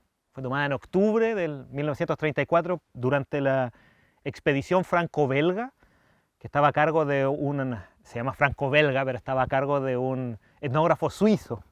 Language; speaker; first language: Spanish; native; Spanish